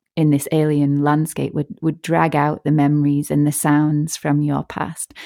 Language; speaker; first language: English; native; English